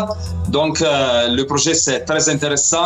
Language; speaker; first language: French; non-native, fluent; Italian